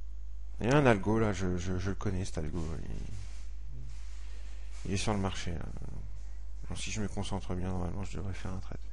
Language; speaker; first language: French; native; French